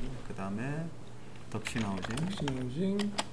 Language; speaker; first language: Korean; native; Korean